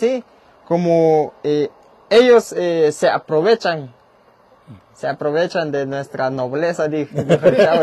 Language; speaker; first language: Spanish; non-native, local second language; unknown